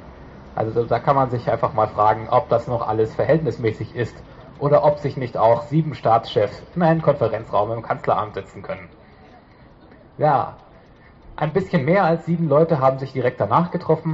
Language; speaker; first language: German; native; German